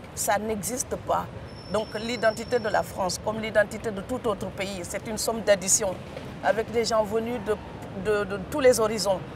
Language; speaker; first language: French; non-native, local second language; Serer